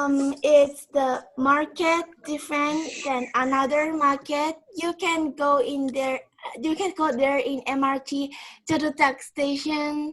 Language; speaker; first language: English; non-native, learner; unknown